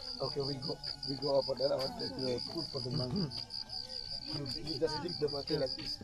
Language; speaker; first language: English; non-native, learner; Indonesian